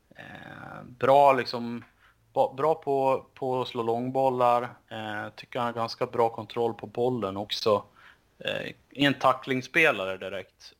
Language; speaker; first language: Swedish; native; Swedish